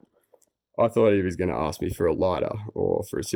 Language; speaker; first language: English; native; English